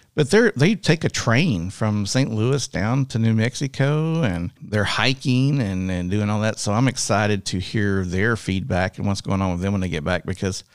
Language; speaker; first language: English; native; English